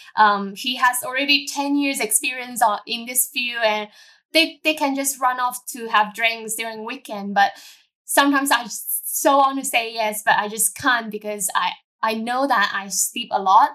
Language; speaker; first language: English; non-native, local second language; Cantonese